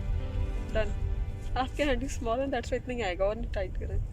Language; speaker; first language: Hindi; native; Hindi